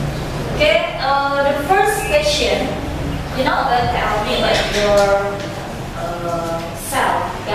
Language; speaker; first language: English; non-native, learner; Indonesian